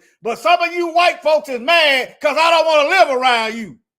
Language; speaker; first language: English; native; English